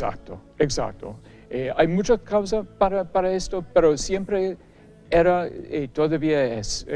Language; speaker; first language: Spanish; non-native, fluent; English